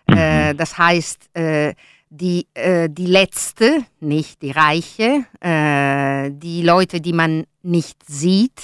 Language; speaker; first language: German; non-native, learner; Italian